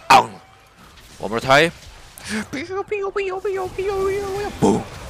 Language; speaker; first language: English; non-native, fluent; Korean